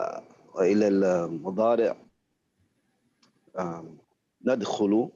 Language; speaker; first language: Arabic; non-native, learner; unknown